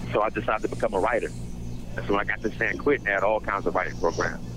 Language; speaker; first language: English; native; English